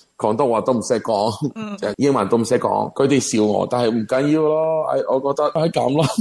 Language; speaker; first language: Cantonese; non-native, learner; Spanish